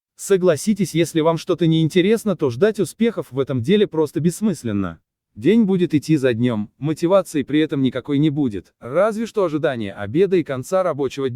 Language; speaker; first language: Russian; native; Russian